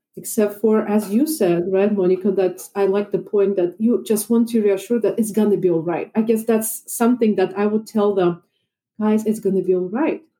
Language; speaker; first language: English; non-native, fluent; Russian